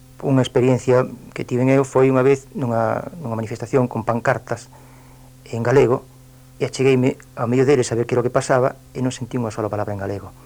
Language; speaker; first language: Galician; non-native, local second language; Spanish